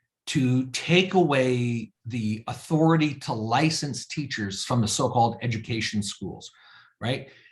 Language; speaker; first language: English; native; English